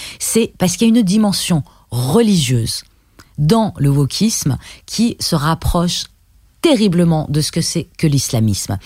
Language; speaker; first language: French; early bilingual, other home language; Persian